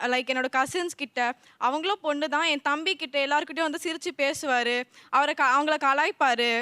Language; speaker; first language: Tamil; non-native, local second language; Telugu